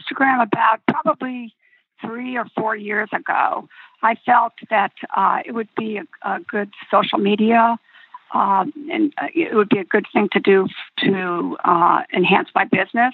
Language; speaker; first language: English; native; English